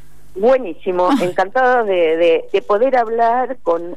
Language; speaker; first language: Spanish; native; Spanish